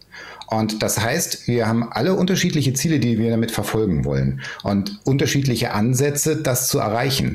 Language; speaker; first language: German; native; German